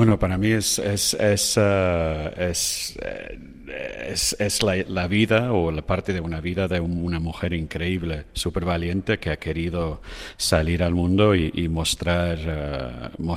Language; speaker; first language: Spanish; non-native, fluent; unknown